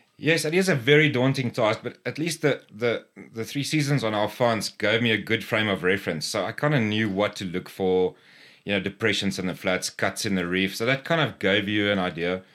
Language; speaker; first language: English; non-native, local second language; Afrikaans